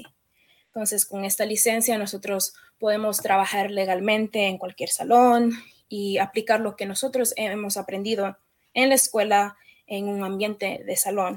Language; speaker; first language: Spanish; early bilingual, heritage; Spanish